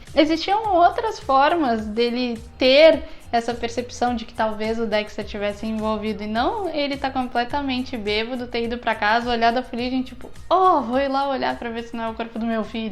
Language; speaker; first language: Portuguese; native; Portuguese